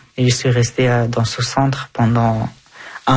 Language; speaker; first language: French; non-native, fluent; Persian